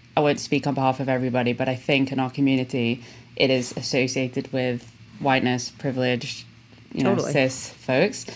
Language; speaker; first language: English; native; English